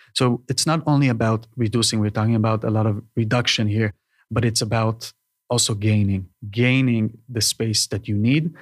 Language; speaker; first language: English; non-native, fluent; Hebrew